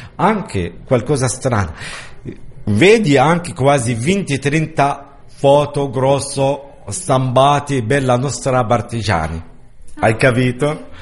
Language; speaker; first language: Italian; non-native, learner; Arabic